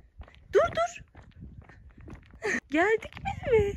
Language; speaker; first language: Turkish; native; Turkish